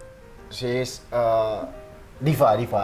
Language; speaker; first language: English; non-native, learner; Indonesian